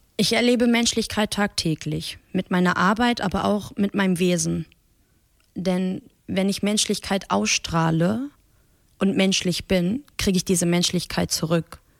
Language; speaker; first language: German; early bilingual, other home language; Persian